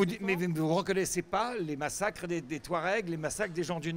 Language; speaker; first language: French; native; French